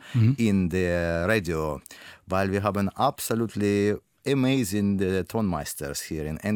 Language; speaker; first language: German; non-native, fluent; Russian